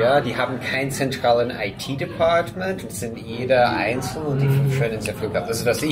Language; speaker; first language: German; non-native, fluent; English